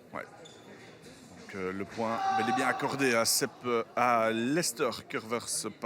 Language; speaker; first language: French; native; French